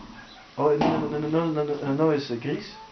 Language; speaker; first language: Spanish; early bilingual, heritage; Spanish